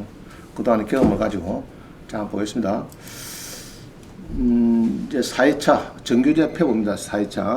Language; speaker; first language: Korean; native; Korean